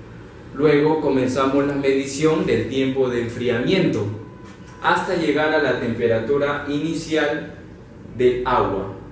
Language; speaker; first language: Spanish; native; Spanish